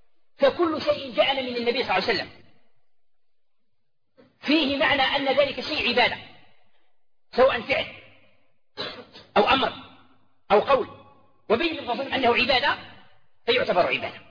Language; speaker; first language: Arabic; native; Arabic